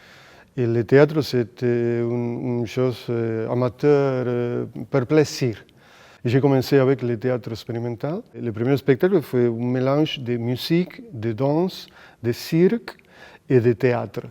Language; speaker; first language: French; non-native, fluent; Spanish